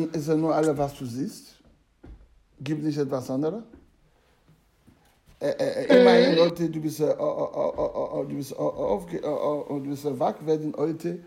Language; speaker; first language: German; non-native, learner; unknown